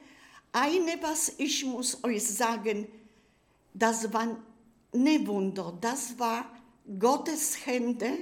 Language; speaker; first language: German; non-native, learner; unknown